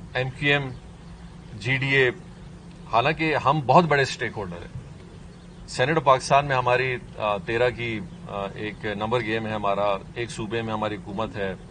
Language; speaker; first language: Urdu; non-native, local second language; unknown